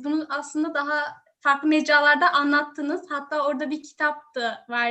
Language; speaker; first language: Turkish; native; Turkish